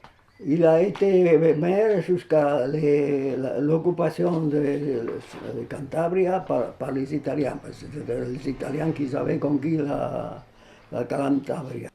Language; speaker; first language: French; non-native, fluent; Spanish